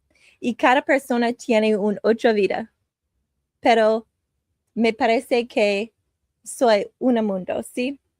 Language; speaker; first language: Spanish; non-native, learner; English